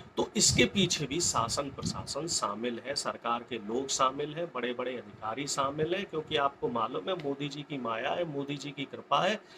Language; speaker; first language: Hindi; native; Hindi